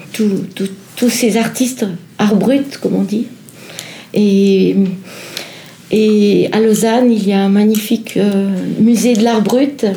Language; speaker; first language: French; native; French